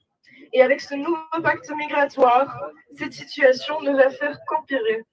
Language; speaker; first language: French; native; French